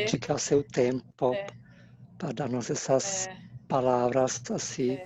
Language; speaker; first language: Portuguese; non-native, fluent; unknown